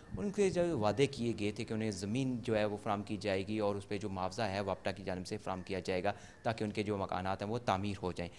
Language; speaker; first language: Urdu; non-native, local second language; Pahari-Potwari